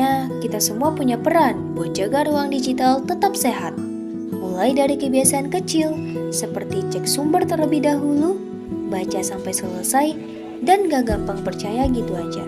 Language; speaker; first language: Indonesian; native; Indonesian